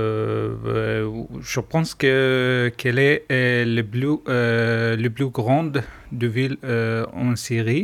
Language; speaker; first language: French; non-native, learner; Arabic